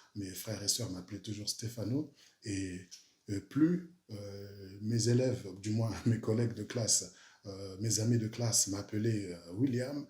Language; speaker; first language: French; early bilingual, other home language; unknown